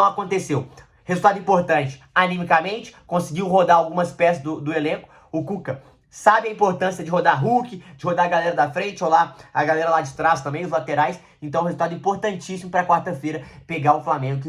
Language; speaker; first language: Portuguese; native; Portuguese